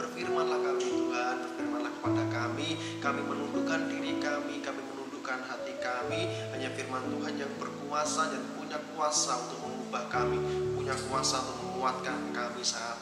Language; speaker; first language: Indonesian; native; Indonesian